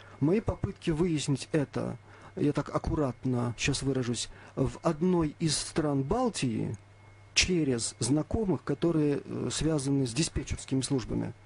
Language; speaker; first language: Russian; native; Russian